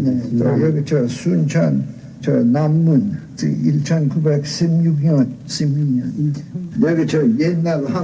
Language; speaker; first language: Korean; non-native, local second language; English